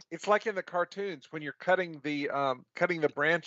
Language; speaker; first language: English; native; English